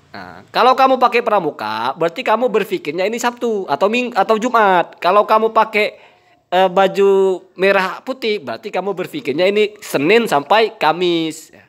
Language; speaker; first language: Indonesian; non-native, local second language; Madurese